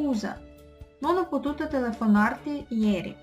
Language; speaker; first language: Italian; non-native, fluent; Russian